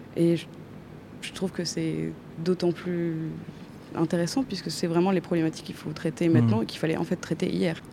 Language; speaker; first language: French; non-native, fluent; Spanish